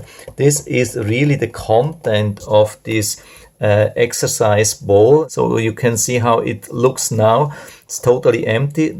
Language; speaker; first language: English; non-native, fluent; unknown